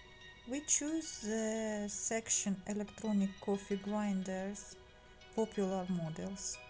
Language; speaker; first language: English; non-native, fluent; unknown